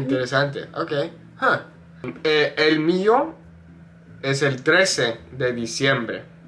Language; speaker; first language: Spanish; non-native, fluent; English